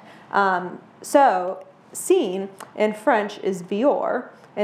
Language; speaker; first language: English; native; English